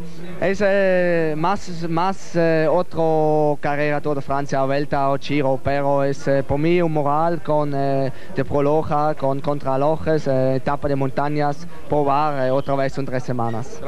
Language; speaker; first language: Spanish; non-native, learner; Swiss German